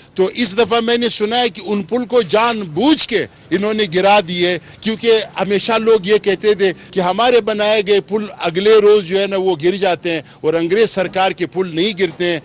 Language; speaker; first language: Urdu; non-native, local second language; Pashto